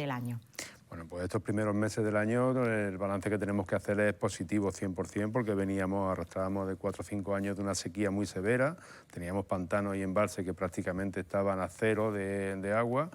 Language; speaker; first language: Spanish; native; Spanish